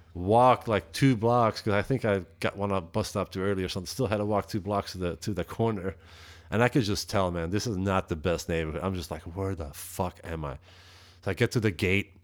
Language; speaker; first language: English; non-native, fluent; Dutch